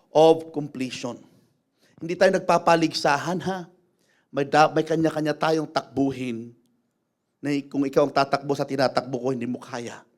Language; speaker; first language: Filipino; non-native, local second language; Iloko